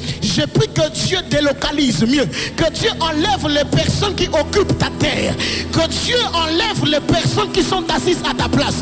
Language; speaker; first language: French; non-native, local second language; Lingala